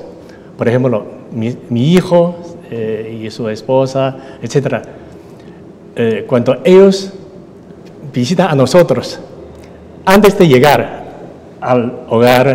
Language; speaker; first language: Spanish; non-native, fluent; Chinese